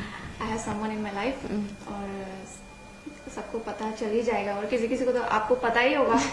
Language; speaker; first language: Hindi; non-native, local second language; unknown